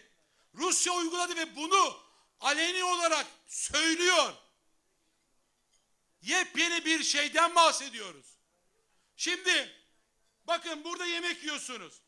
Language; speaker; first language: Turkish; native; Turkish